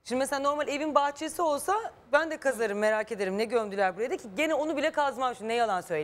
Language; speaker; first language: Turkish; native; Turkish